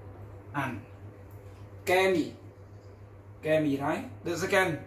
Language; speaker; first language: English; non-native, learner; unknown